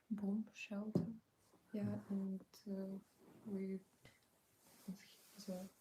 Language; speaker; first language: English; non-native, learner; Ukrainian